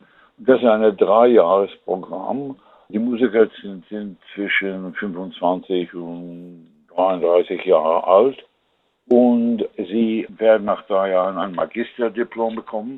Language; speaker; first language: German; non-native, fluent; English